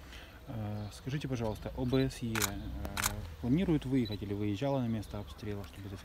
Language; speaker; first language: Russian; native; Russian